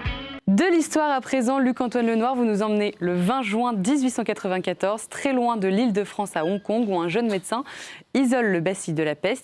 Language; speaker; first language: French; native; French